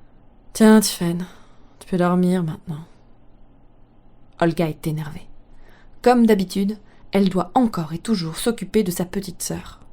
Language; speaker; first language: French; native; French